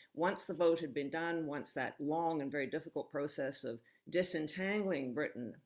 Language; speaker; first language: English; native; English